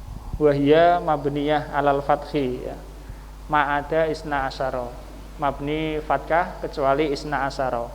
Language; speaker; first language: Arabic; non-native, fluent; Indonesian